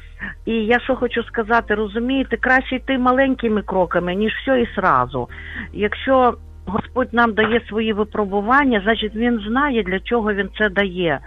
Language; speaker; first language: Ukrainian; native; Ukrainian